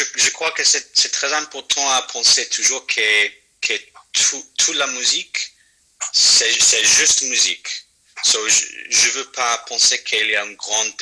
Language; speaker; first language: French; non-native, fluent; English